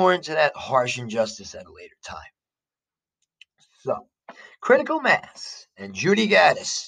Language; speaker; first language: English; native; English